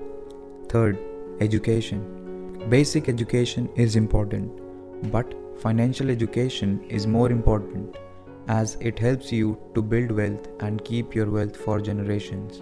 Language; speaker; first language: English; non-native, local second language; Hindi